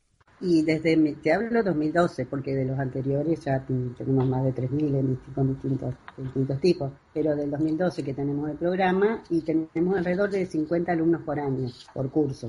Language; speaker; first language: Spanish; native; Spanish